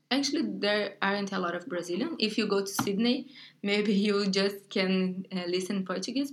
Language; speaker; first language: English; non-native, learner; Portuguese